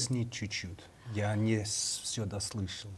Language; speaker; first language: Russian; non-native, fluent; English